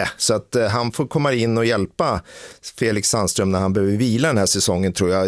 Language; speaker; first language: Swedish; native; Swedish